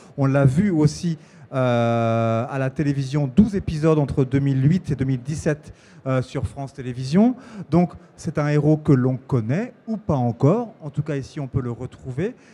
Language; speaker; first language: French; native; French